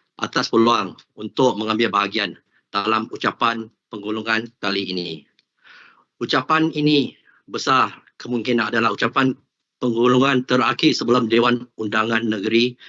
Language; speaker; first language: Malay; non-native, local second language; Cantonese